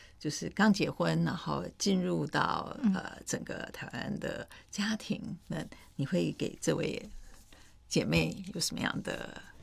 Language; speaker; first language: Chinese; native; Chinese